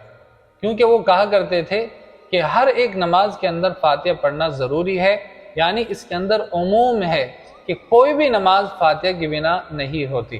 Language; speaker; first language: Urdu; native; Urdu